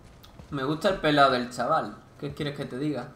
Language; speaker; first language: Spanish; native; Spanish